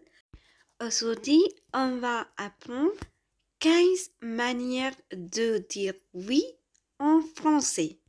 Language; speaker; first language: French; non-native, fluent; Tamil